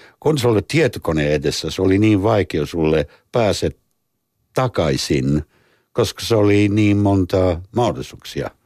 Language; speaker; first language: Finnish; non-native, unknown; English